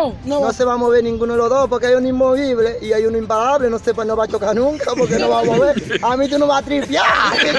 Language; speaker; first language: Spanish; native; Spanish